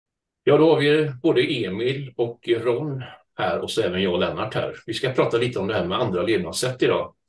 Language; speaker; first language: Swedish; native; Swedish